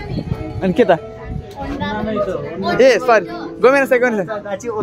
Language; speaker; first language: Japanese; non-native, learner; Nepali